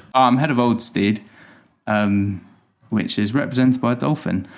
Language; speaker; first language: English; native; English